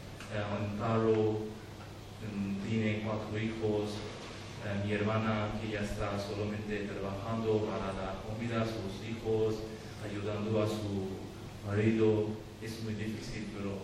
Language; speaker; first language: Spanish; non-native, learner; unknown